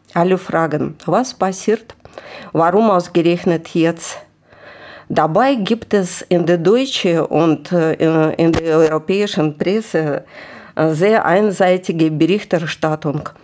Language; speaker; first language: German; non-native, fluent; Russian